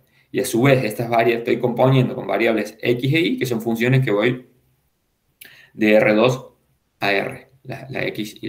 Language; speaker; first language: Spanish; native; Spanish